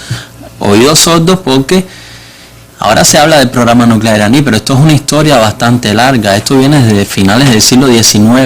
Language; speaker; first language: Spanish; native; Spanish